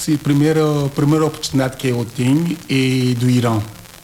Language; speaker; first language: Portuguese; non-native, learner; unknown